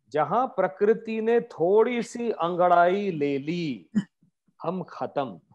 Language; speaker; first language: Hindi; non-native, local second language; Marathi